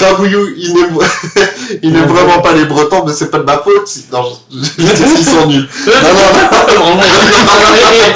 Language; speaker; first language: French; native; French